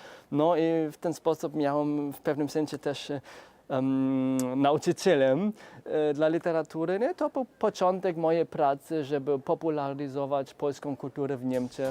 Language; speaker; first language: Polish; non-native, fluent; German